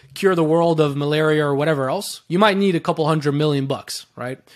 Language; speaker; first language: English; early bilingual, other home language; Persian